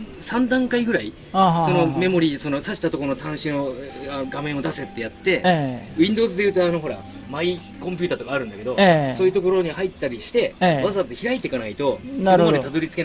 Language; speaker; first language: Japanese; native; Japanese